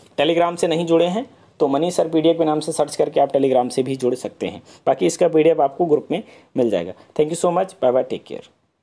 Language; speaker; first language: Hindi; native; Hindi